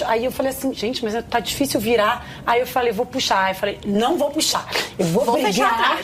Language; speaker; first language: Portuguese; native; Portuguese